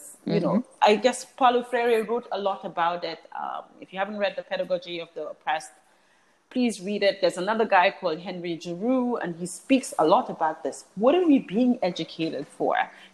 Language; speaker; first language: English; native; English